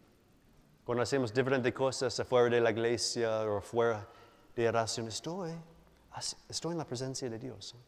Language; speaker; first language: Spanish; non-native, fluent; English